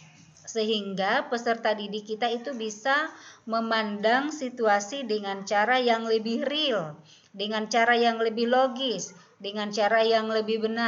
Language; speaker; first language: Indonesian; native; Indonesian